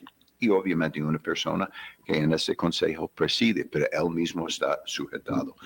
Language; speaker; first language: Spanish; non-native, fluent; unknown